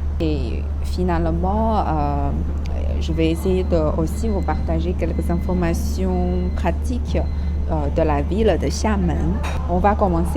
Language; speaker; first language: French; non-native, fluent; Chinese